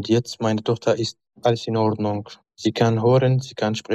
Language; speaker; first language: German; non-native, learner; Arabic